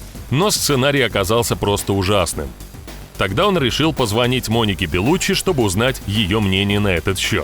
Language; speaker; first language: Russian; native; Russian